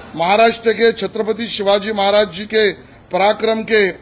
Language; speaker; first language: Hindi; non-native, local second language; Marathi